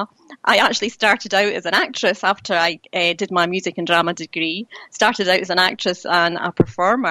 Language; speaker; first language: English; native; English